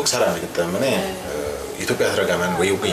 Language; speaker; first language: Korean; non-native, fluent; Amharic